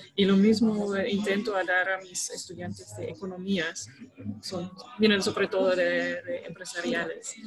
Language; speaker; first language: Spanish; non-native, fluent; German